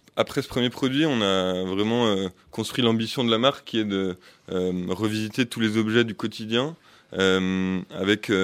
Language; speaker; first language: French; native; French